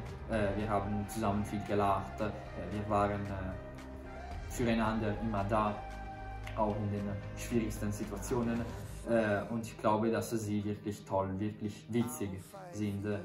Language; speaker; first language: German; non-native, fluent; Italian